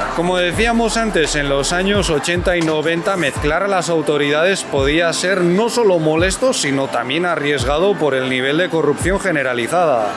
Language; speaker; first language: Spanish; native; Spanish